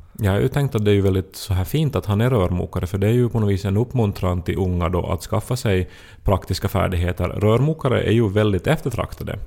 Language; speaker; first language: Swedish; native; Swedish